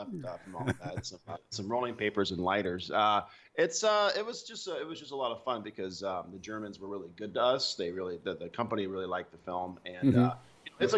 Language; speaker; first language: English; native; English